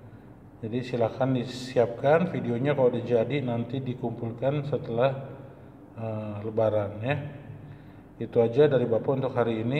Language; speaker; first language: Indonesian; native; Indonesian